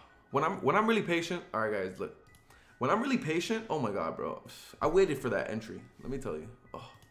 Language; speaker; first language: English; early bilingual, other home language; Spanish